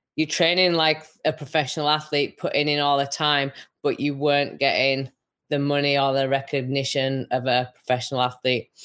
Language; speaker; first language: English; native; English